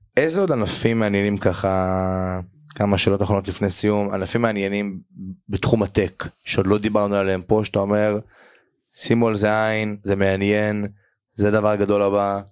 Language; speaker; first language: Hebrew; native; Hebrew